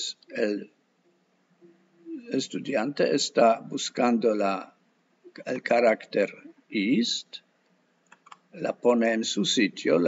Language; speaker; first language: Spanish; non-native, fluent; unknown